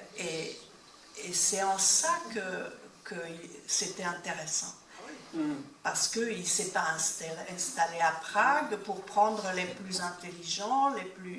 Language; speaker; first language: French; non-native, fluent; Czech